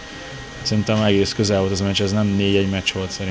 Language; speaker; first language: Hungarian; native; Hungarian